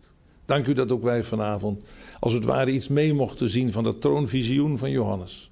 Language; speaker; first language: Dutch; native; Dutch